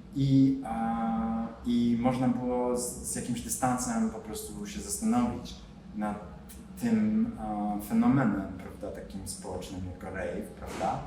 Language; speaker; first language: Polish; non-native, learner; English